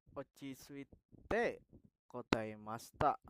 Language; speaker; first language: Japanese; non-native, learner; Indonesian